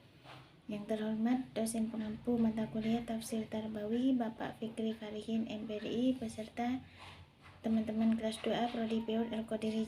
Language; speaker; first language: Indonesian; native; Indonesian